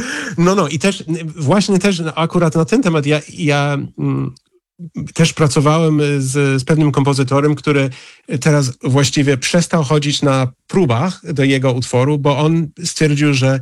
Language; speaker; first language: Polish; non-native, fluent; English